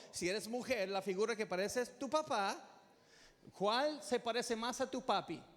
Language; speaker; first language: Spanish; non-native, fluent; English